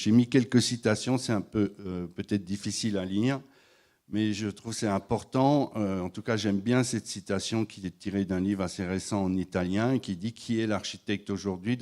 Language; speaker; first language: French; native; French